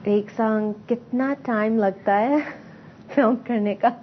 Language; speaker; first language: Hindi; non-native, learner; English